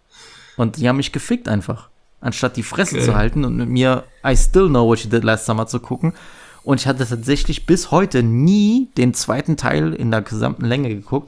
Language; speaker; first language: German; native; German